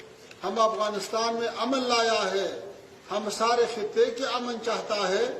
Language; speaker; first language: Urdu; non-native, fluent; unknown